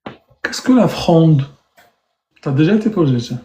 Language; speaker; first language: French; native; French